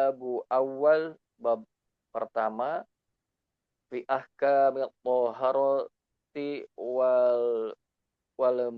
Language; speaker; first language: Arabic; non-native, learner; Indonesian